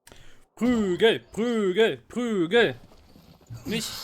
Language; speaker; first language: German; native; German